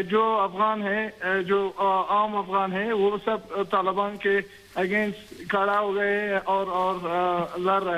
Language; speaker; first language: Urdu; non-native, fluent; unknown